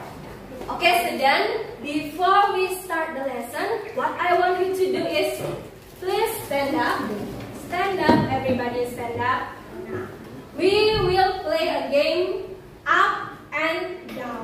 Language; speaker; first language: English; non-native, fluent; Indonesian